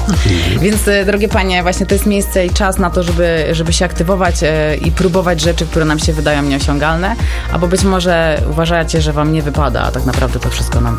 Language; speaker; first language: Polish; native; Polish